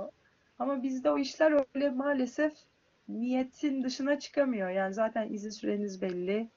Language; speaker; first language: Turkish; native; Turkish